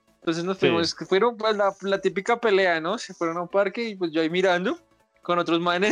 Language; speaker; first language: Spanish; native; Spanish